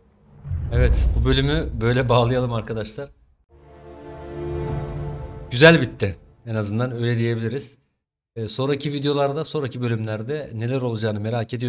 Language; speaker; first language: Turkish; native; Turkish